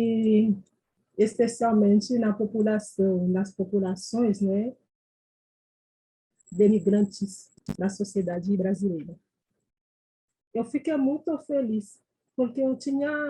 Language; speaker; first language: Portuguese; non-native, fluent; Haitian Creole